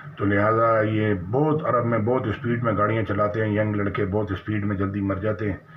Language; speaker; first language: Urdu; native; Urdu